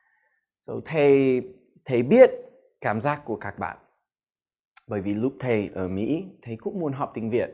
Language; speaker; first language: Vietnamese; non-native, fluent; English